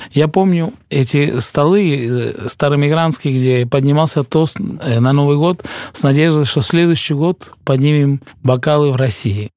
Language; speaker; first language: Russian; early bilingual, heritage; Russian